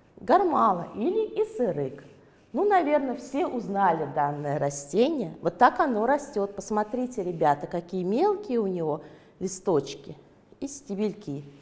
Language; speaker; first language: Russian; native; Russian